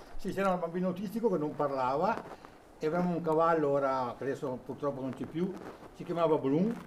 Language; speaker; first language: Italian; native; Italian